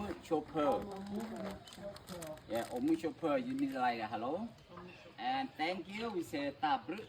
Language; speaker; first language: English; non-native, learner; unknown